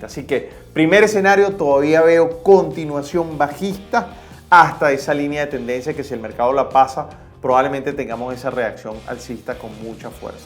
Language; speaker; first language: Spanish; native; Spanish